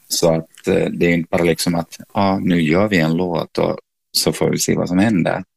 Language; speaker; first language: Swedish; native; Swedish